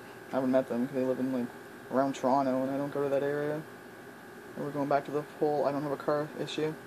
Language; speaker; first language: English; native; English